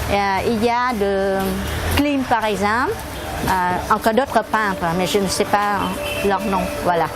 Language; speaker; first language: French; non-native, local second language; Vietnamese